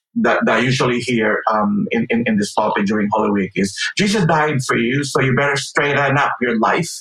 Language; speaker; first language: English; non-native, local second language; Filipino